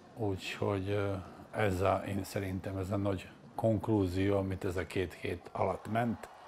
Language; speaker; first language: Hungarian; non-native, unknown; Serbian